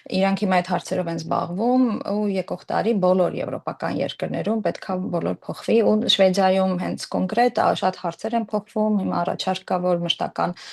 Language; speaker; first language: Armenian; early bilingual, heritage; Armenian